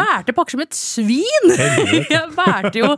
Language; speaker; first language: Norwegian; native; Norwegian